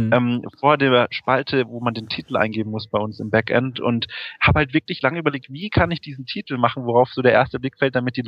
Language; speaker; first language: German; native; German